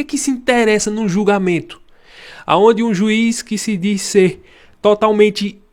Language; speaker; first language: Portuguese; native; Portuguese